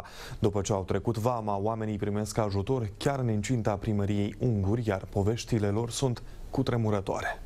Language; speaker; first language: Romanian; native; Romanian